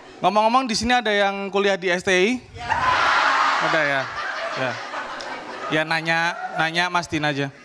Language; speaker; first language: Indonesian; native; Indonesian